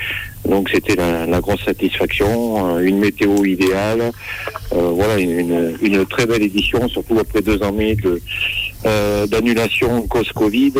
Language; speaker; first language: French; native; French